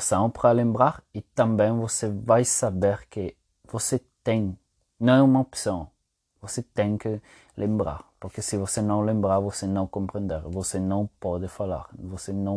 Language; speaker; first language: Portuguese; non-native, fluent; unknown